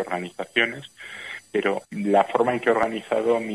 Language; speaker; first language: Spanish; native; Spanish